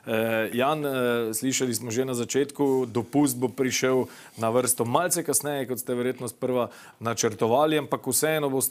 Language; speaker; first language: Slovenian; native; Slovenian